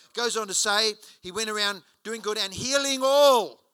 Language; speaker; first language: English; native; English